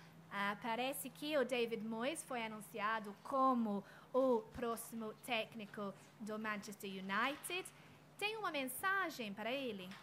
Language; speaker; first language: Portuguese; non-native, fluent; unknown